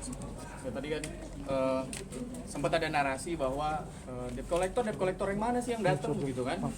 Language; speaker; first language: Indonesian; native; Indonesian